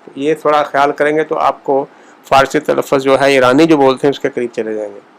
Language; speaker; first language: Urdu; native; Urdu